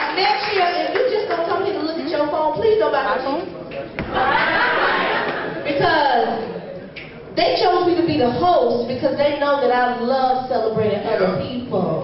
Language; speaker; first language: English; native; English